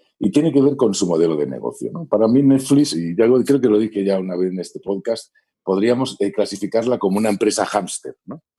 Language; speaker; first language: Spanish; native; Spanish